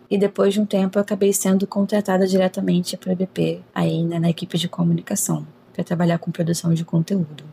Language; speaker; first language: Portuguese; native; Portuguese